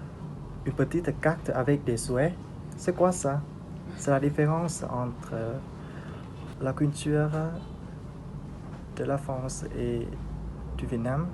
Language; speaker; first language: French; non-native, learner; Vietnamese